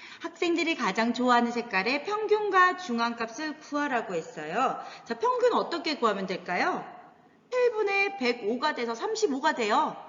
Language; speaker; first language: Korean; native; Korean